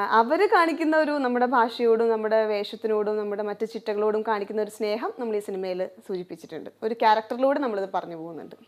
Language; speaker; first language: Malayalam; native; Malayalam